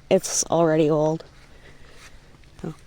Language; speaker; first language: English; native; English